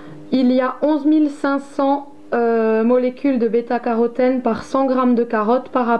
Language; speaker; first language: French; native; French